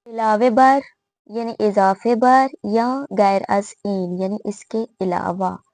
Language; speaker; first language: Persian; non-native, fluent; Urdu